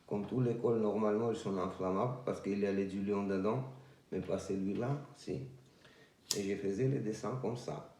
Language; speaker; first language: French; non-native, learner; Georgian